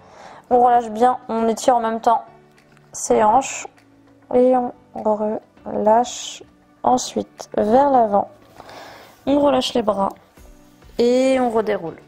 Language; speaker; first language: French; native; French